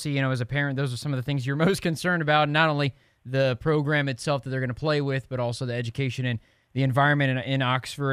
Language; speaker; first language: English; native; English